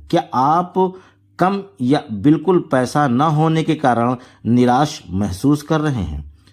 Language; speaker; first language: Hindi; native; Hindi